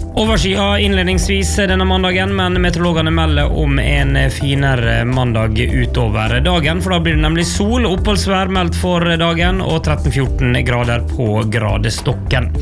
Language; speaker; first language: Norwegian; native; Norwegian